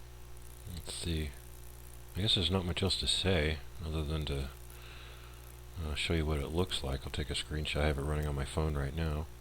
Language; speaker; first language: English; native; English